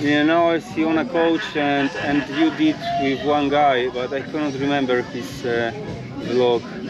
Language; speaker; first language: English; non-native, learner; Polish